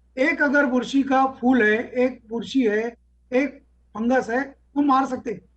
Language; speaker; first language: Hindi; non-native, local second language; Marathi